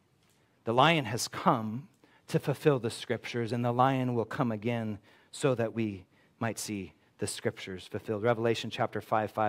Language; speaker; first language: English; native; English